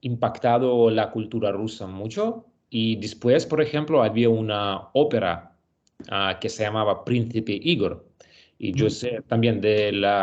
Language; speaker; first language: Spanish; non-native, learner; Russian